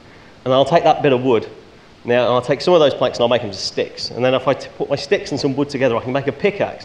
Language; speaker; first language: English; native; English